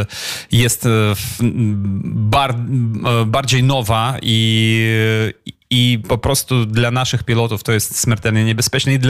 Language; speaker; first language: Polish; non-native, fluent; Ukrainian